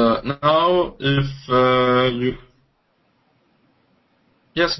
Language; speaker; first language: English; non-native, local second language; Morisyen